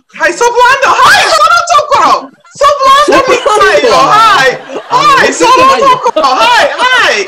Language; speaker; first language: Japanese; non-native, learner; English